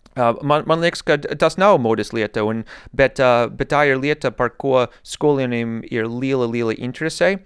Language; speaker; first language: Latvian; non-native, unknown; English